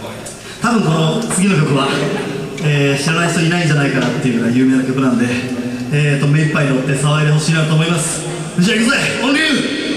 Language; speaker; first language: Japanese; native; Japanese